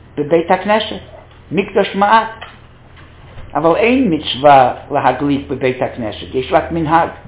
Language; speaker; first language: Hebrew; non-native, fluent; English